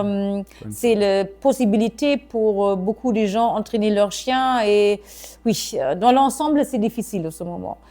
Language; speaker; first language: French; non-native, fluent; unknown